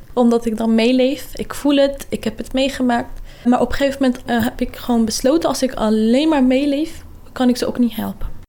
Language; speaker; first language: Dutch; early bilingual, other home language; Kurdish